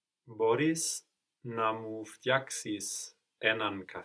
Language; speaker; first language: Greek; non-native, learner; English